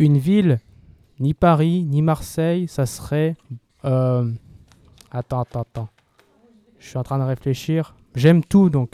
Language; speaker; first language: French; native; French